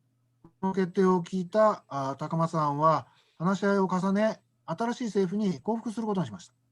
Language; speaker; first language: Japanese; native; Japanese